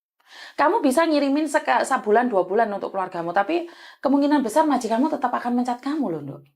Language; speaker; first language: Malay; native; Malay